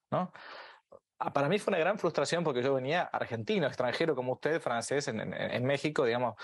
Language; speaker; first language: Spanish; native; Spanish